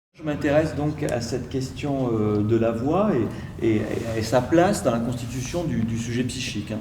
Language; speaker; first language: French; native; French